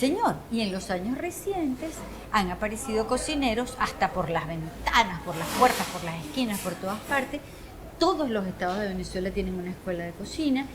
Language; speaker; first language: Spanish; native; Spanish